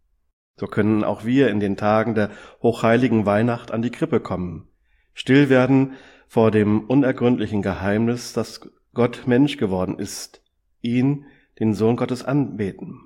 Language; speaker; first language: German; native; German